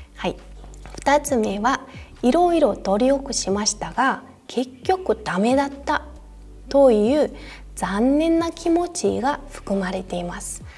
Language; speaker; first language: Japanese; non-native, fluent; Mongolian